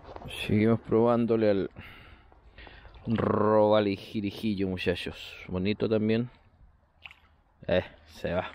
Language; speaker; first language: Spanish; native; Spanish